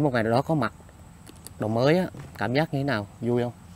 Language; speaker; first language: Vietnamese; native; Vietnamese